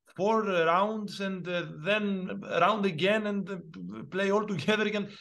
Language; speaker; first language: English; non-native, fluent; Greek